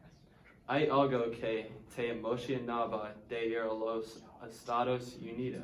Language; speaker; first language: Spanish; non-native, learner; English